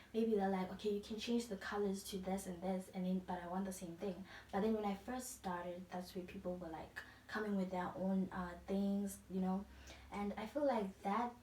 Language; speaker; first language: English; non-native, local second language; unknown